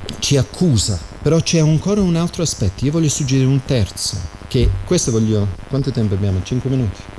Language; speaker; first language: Italian; non-native, fluent; English